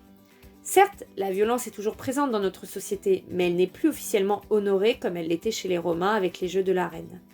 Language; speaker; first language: French; native; French